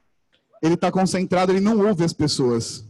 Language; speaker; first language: Portuguese; native; Portuguese